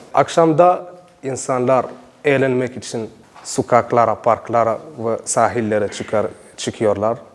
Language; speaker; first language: Turkish; non-native, learner; Arabic